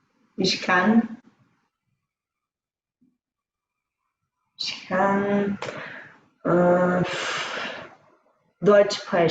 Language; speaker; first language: German; non-native, learner; Portuguese